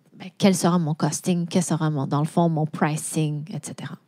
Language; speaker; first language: French; native; French